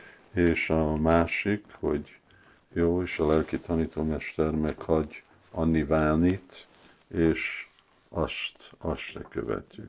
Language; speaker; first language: Hungarian; early bilingual, heritage; Hungarian